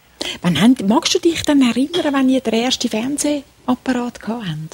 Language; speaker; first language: German; native; German